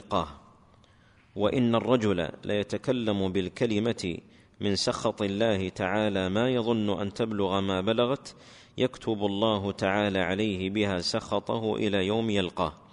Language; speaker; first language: Arabic; native; Arabic